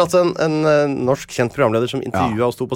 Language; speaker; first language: Norwegian; native; Norwegian